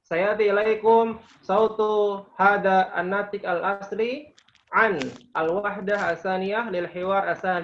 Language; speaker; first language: Arabic; non-native, fluent; Indonesian